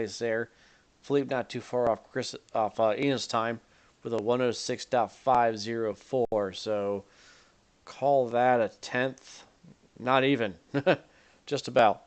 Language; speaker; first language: English; native; English